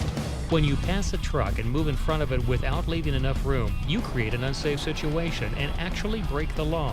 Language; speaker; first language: English; native; English